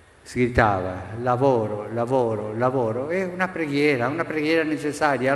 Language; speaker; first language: Italian; non-native, fluent; Spanish